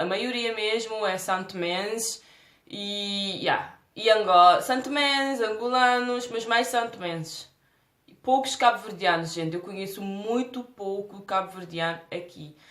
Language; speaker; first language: Portuguese; non-native, local second language; Kabuverdianu